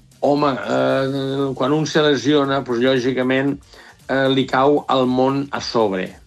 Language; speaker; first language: Catalan; native; Catalan